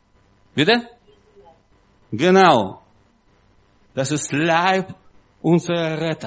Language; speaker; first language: German; non-native, learner; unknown